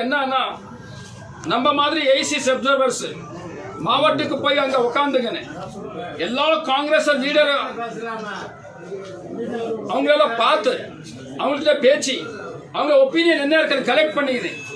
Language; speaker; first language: Tamil; non-native, learner; Kannada